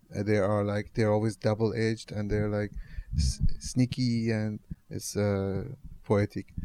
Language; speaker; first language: English; non-native, fluent; Persian